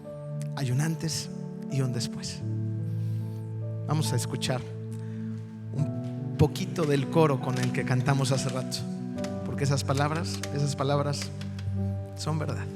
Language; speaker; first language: Spanish; native; Spanish